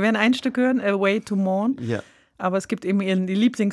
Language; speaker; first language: German; native; German